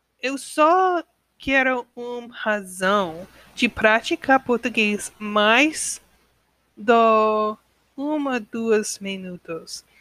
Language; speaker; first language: Portuguese; non-native, learner; English